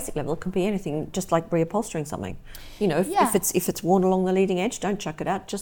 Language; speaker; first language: English; native; English